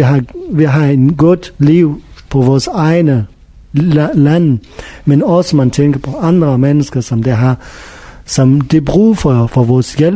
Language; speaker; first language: Danish; non-native, learner; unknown